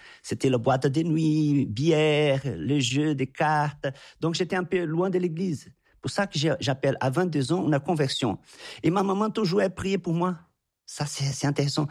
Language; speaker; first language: French; non-native, fluent; Portuguese